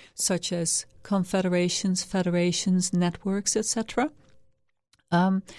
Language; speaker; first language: English; non-native, fluent; Dutch